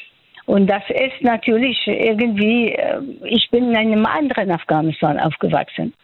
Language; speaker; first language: German; non-native, fluent; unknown